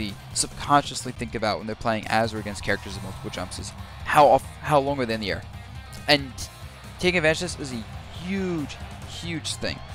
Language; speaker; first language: English; native; English